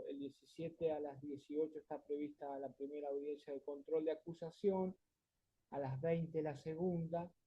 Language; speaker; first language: Spanish; native; Spanish